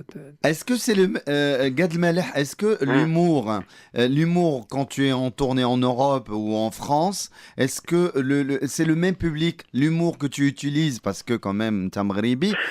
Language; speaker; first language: French; non-native, local second language; Arabic